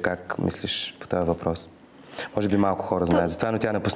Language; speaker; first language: Bulgarian; native; Bulgarian